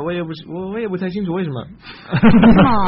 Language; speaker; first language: Chinese; non-native, learner; English